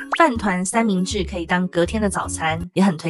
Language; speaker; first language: Chinese; native; Chinese